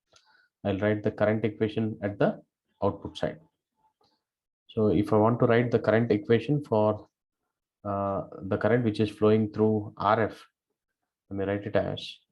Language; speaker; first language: English; non-native, local second language; Kannada